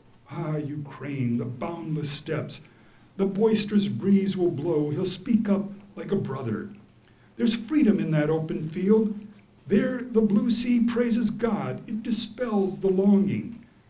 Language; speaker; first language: English; early bilingual, other home language; Ukrainian